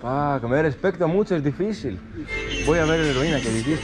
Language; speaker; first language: Spanish; non-native, learner; Greek